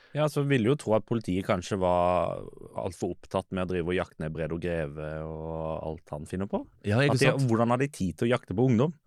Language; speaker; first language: Norwegian; native; Norwegian